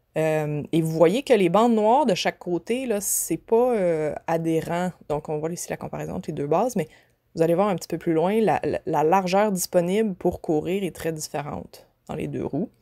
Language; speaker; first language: French; native; French